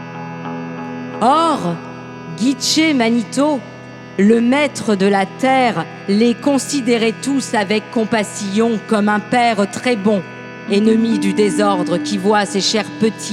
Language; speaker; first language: French; native; French